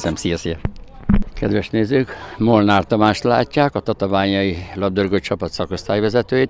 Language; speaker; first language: Hungarian; native; Hungarian